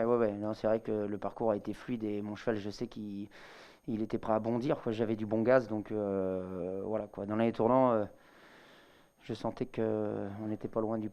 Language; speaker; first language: French; native; French